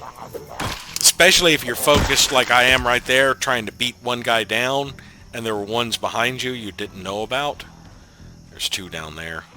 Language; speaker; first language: English; native; English